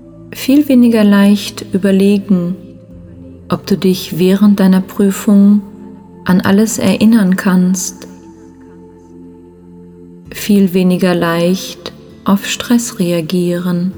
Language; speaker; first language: German; native; German